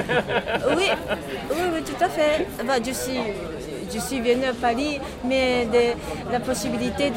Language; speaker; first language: French; non-native, learner; Japanese